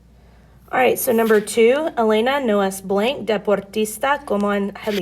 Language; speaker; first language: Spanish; non-native, fluent; English